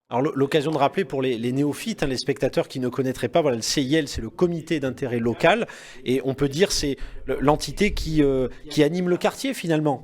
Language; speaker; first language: French; native; French